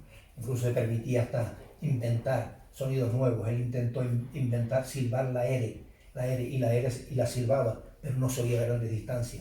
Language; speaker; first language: Spanish; native; Spanish